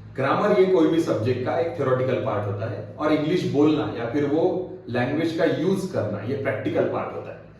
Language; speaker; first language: Hindi; non-native, local second language; Marathi